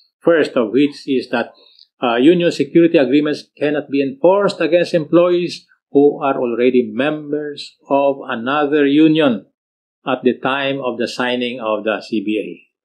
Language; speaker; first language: English; non-native, local second language; Filipino